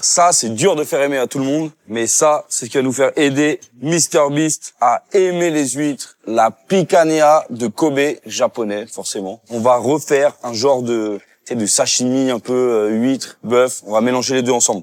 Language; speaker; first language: French; native; French